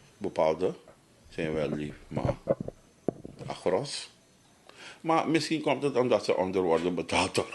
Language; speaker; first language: Dutch; native; Dutch